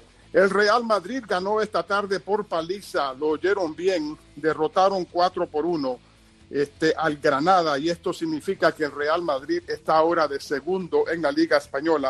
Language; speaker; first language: Spanish; native; Spanish